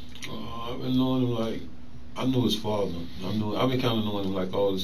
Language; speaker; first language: English; native; English